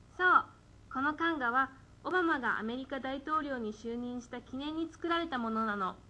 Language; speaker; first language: Japanese; native; Japanese